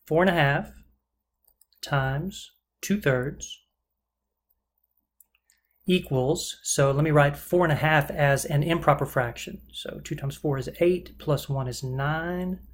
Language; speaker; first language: English; native; English